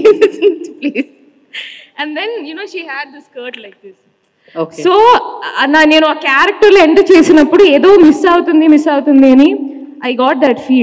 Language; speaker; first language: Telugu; non-native, learner; Malayalam